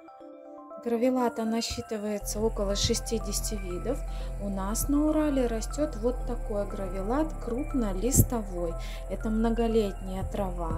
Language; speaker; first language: Russian; native; Russian